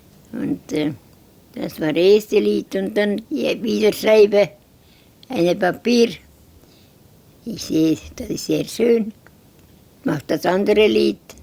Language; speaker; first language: German; non-native, learner; Estonian